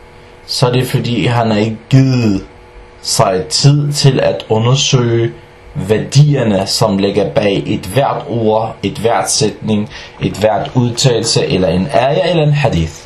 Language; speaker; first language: Danish; non-native, fluent; Arabic